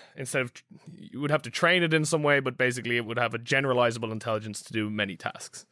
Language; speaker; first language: English; native; English